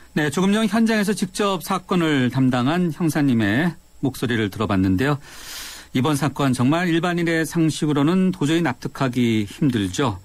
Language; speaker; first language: Korean; native; Korean